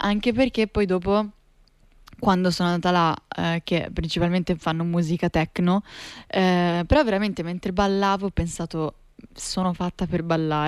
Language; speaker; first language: Italian; native; Italian